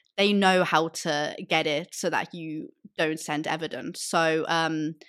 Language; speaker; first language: English; native; English